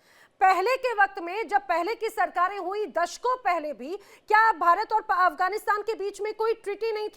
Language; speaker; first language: Hindi; native; Hindi